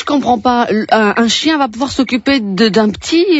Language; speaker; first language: French; native; French